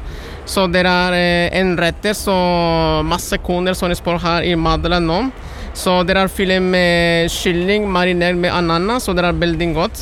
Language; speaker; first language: Norwegian; non-native, learner; Spanish